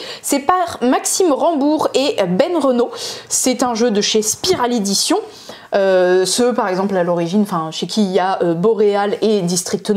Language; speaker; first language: French; native; French